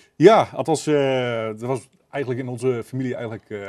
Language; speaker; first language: Dutch; native; Dutch